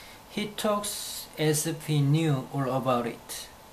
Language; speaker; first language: English; non-native, fluent; Korean